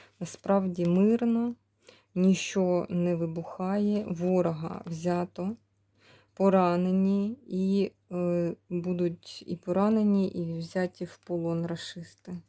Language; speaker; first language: Ukrainian; native; Ukrainian